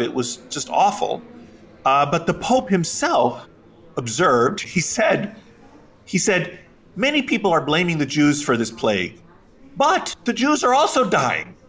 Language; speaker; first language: English; early bilingual, other home language; Greek